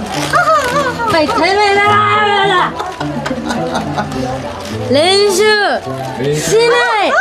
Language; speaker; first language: Japanese; non-native, learner; Korean